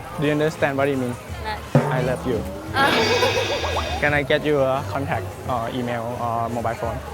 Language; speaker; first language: English; non-native, learner; Thai